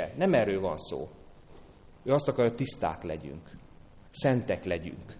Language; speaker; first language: Hungarian; native; Hungarian